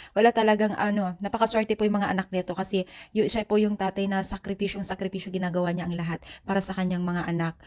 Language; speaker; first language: Filipino; non-native, local second language; Iloko